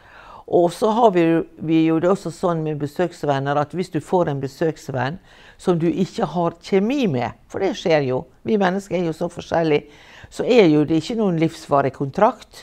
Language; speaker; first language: Norwegian; native; Norwegian